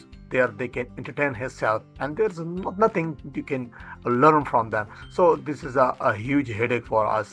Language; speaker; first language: English; non-native, fluent; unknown